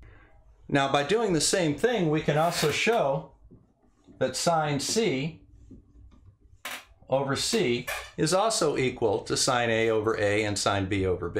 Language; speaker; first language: English; native; English